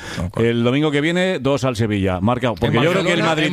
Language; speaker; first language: Spanish; native; Spanish